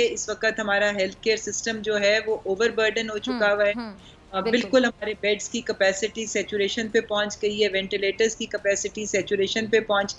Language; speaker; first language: Urdu; native; Urdu